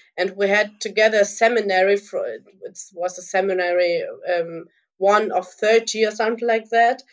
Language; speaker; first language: English; early bilingual, other home language; Russian